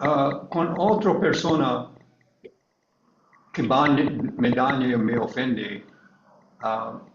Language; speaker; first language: Spanish; non-native, learner; English